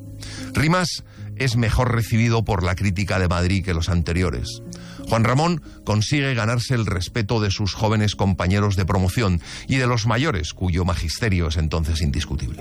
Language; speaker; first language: Spanish; native; Spanish